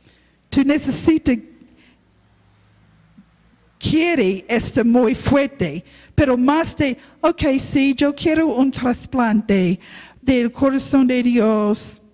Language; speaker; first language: Spanish; non-native, learner; English